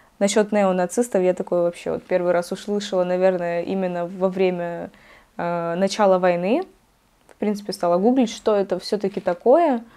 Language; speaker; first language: Russian; native; Russian